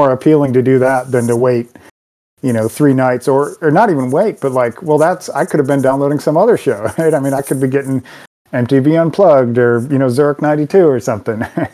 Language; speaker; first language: English; native; English